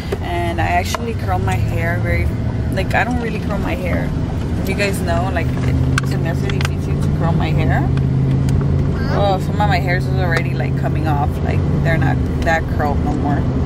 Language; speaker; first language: English; early bilingual, other home language; Spanish